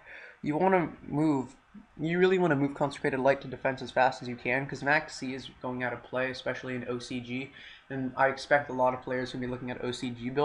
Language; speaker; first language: English; native; English